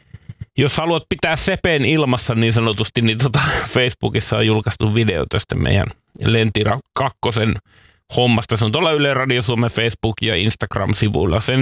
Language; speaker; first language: Finnish; native; Finnish